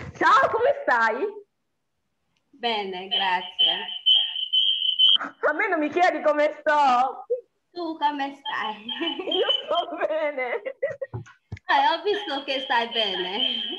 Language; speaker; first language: Italian; non-native, fluent; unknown